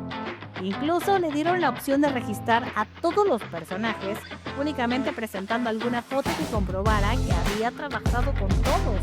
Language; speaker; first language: Spanish; native; Spanish